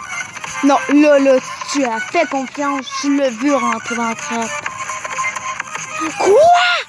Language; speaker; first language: French; native; French